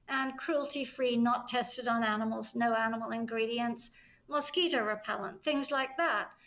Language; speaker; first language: English; native; English